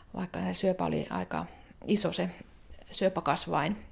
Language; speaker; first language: Finnish; native; Finnish